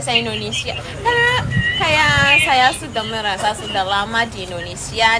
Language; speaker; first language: Indonesian; non-native, fluent; Shona